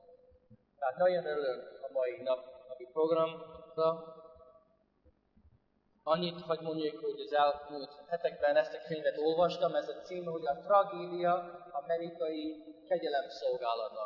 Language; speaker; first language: Hungarian; non-native, fluent; English